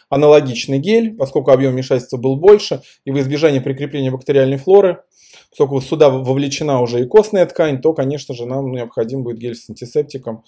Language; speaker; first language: Russian; native; Russian